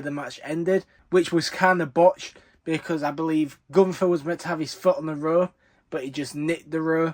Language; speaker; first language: English; native; English